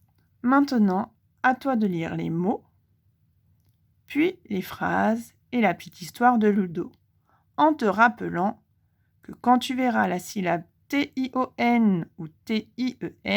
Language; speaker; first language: French; native; French